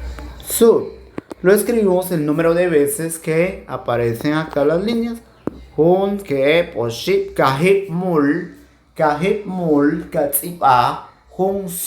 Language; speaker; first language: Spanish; non-native, local second language; Kʼicheʼ